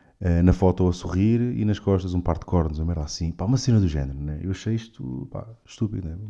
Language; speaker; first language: Portuguese; native; Portuguese